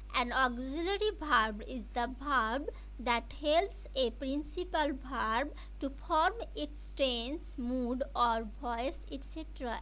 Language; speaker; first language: English; non-native, local second language; Bangla